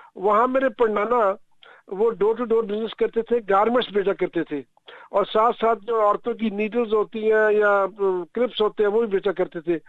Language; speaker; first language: Urdu; non-native, local second language; Punjabi